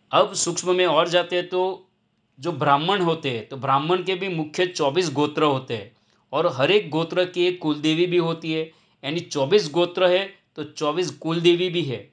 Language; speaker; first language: Hindi; non-native, local second language; Gujarati